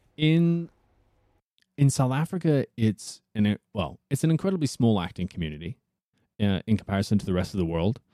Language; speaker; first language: English; native; English